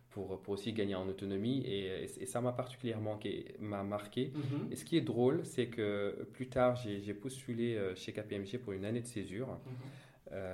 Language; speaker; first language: French; non-native, local second language; Wolof